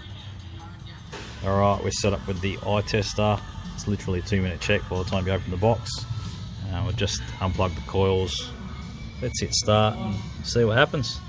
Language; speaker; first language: English; native; English